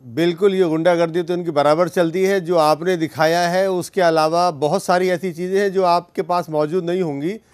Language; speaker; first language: Hindi; native; Hindi